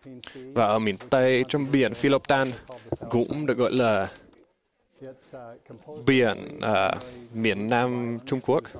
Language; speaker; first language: Vietnamese; non-native, fluent; English